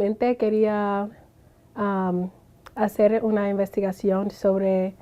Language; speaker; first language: Spanish; non-native, fluent; English